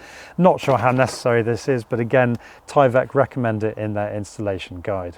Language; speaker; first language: English; native; English